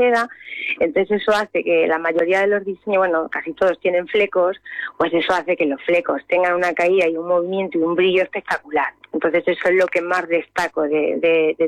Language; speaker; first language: Spanish; native; Spanish